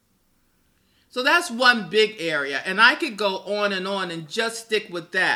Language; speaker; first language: English; native; English